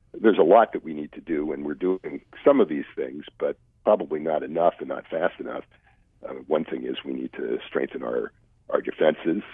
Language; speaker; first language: English; native; English